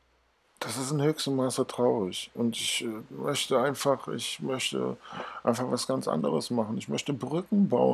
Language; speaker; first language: German; native; German